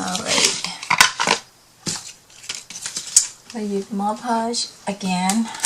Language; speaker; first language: English; non-native, learner; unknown